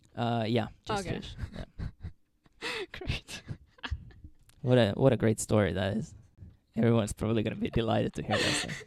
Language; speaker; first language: English; non-native, fluent; Finnish